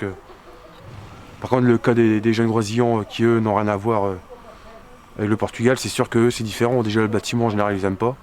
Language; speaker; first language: French; early bilingual, other home language; Portuguese